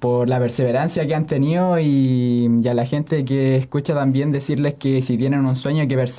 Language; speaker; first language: Spanish; native; Spanish